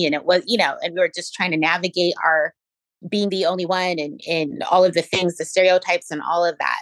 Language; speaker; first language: English; native; English